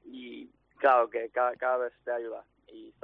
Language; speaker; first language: Spanish; non-native, fluent; English